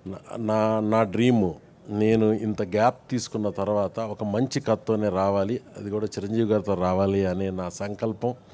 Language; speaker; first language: Telugu; native; Telugu